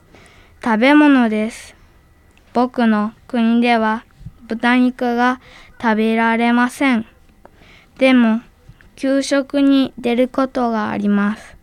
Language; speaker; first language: Japanese; early bilingual, other home language; Arabic